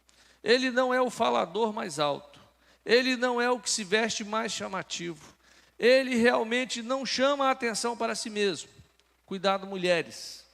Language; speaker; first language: Portuguese; native; Portuguese